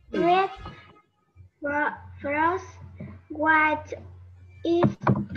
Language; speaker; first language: English; non-native, learner; Vietnamese